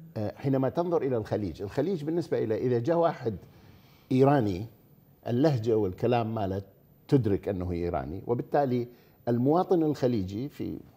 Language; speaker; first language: Arabic; native; Arabic